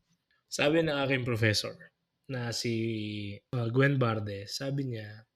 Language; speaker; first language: Filipino; native; Filipino